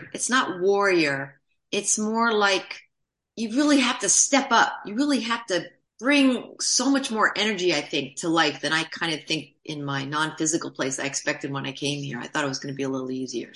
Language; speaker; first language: English; native; English